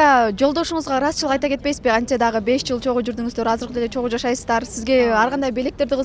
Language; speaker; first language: Kyrgyz; native; Kyrgyz